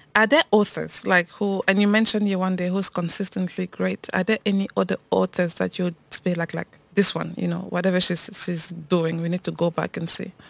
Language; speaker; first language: English; non-native, local second language; French